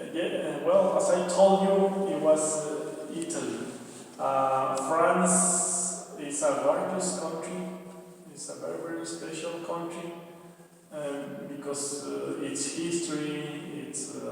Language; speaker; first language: English; non-native, learner; Spanish